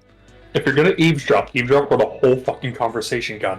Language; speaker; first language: English; native; English